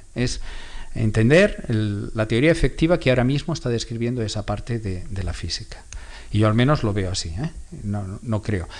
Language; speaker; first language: Spanish; non-native, local second language; Catalan